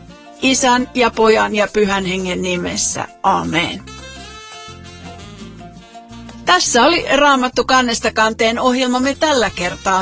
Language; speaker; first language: Finnish; native; Finnish